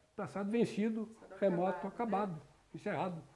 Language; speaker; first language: Portuguese; native; Portuguese